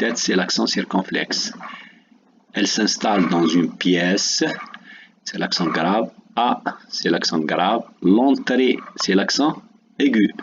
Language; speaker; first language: French; non-native, local second language; Arabic